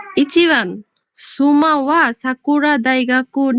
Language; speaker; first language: Japanese; non-native, learner; Bangla